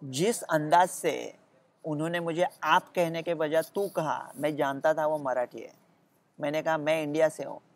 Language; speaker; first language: Hindi; non-native, local second language; Marathi